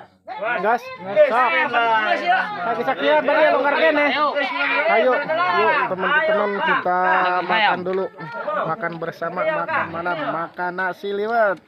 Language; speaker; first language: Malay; non-native, local second language; Sundanese